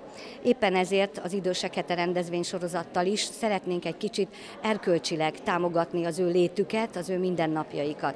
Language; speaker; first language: Hungarian; native; Hungarian